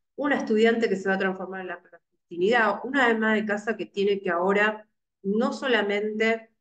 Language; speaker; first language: Spanish; native; Spanish